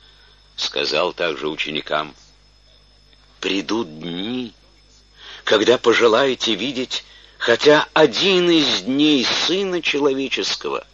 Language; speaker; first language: Russian; native; Russian